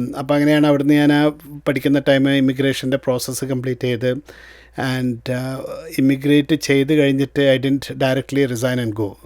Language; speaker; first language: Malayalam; early bilingual, heritage; Malayalam